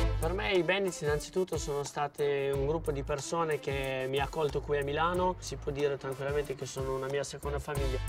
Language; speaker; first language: Italian; early bilingual, other home language; Russian